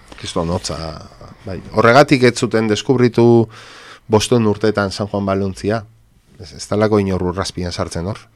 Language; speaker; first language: Basque; non-native, local second language; Spanish